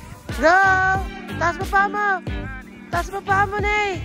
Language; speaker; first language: Filipino; native; Filipino